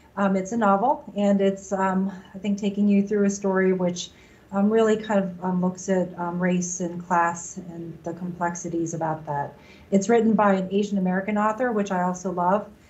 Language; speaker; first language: English; native; English